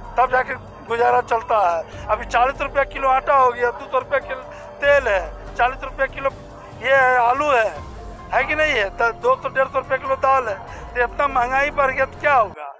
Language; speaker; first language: Hindi; native; Hindi